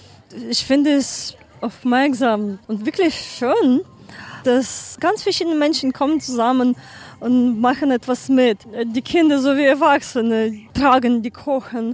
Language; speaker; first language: German; non-native, learner; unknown